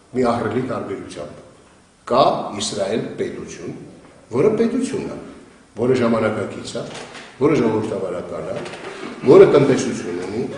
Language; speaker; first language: Armenian; native; Armenian